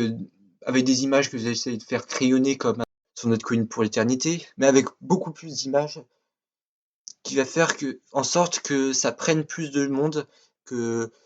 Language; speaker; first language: French; native; French